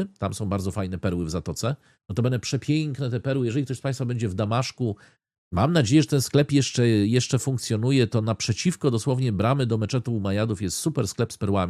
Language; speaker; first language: Polish; native; Polish